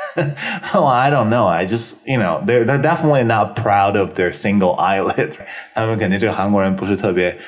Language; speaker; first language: English; non-native, fluent; Chinese